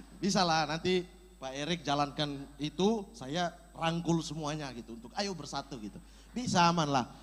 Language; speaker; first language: Indonesian; native; Indonesian